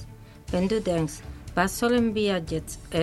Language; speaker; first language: German; non-native, learner; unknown